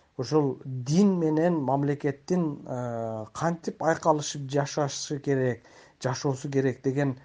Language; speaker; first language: Kyrgyz; native; Kyrgyz